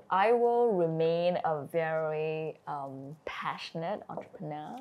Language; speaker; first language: English; native; English